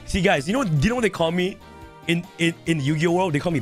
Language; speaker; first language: English; native; English